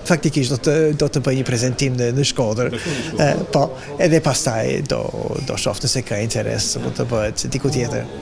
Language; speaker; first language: Albanian; non-native, fluent; English